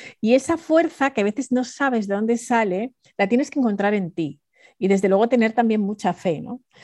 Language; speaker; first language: Spanish; early bilingual, other home language; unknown